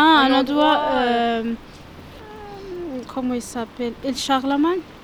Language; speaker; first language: French; non-native, learner; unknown